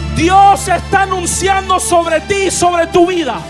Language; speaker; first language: Spanish; native; Spanish